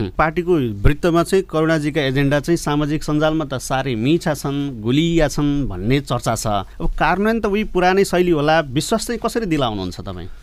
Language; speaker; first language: Nepali; native; Nepali